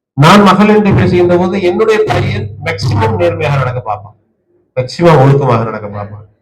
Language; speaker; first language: Tamil; native; Tamil